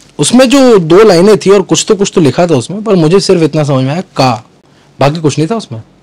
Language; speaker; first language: Hindi; native; Hindi